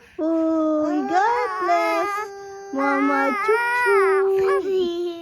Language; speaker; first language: Filipino; native; Filipino